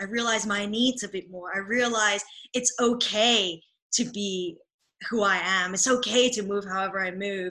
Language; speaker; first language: English; non-native, local second language; Cantonese